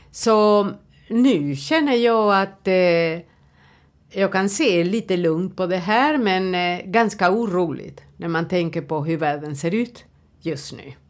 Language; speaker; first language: Swedish; non-native, fluent; Spanish